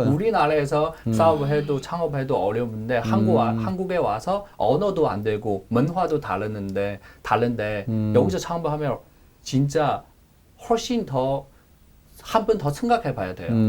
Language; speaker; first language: Korean; non-native, learner; Chinese